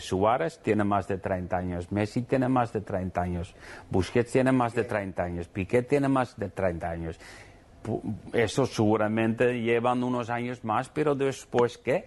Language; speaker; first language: Spanish; non-native, fluent; Dutch